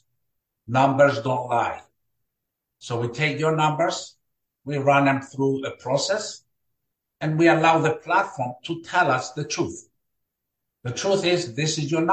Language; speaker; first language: English; non-native, fluent; Greek